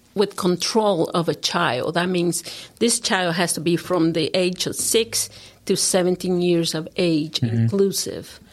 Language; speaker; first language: English; non-native, fluent; Spanish